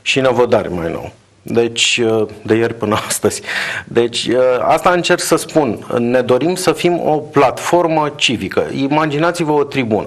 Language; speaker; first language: Romanian; native; Romanian